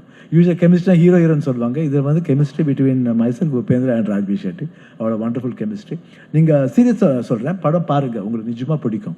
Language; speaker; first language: Tamil; non-native, fluent; Kannada